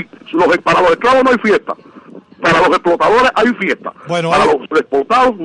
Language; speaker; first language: Spanish; native; Spanish